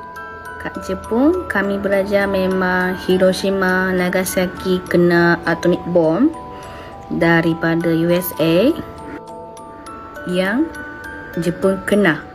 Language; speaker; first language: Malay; non-native, fluent; Japanese